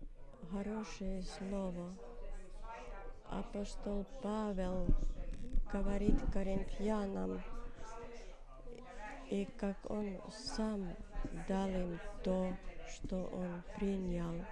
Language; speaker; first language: Russian; non-native, learner; Finnish